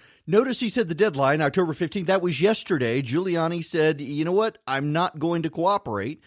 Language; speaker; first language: English; native; English